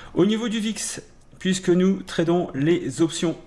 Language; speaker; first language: French; native; French